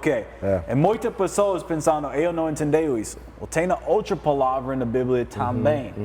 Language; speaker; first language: Portuguese; non-native, learner; English